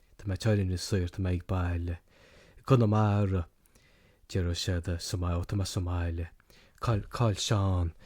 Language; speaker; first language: Irish; native; Irish